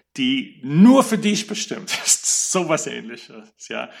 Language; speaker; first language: German; non-native, fluent; English